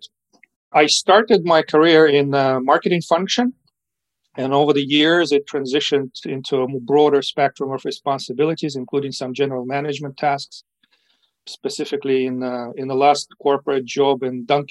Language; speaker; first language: English; non-native, fluent; Ukrainian